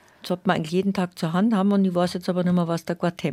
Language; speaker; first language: German; native; German